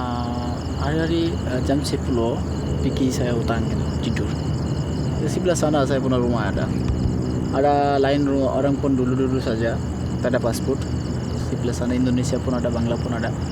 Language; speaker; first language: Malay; non-native, learner; Bangla